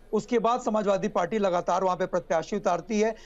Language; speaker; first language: Hindi; native; Hindi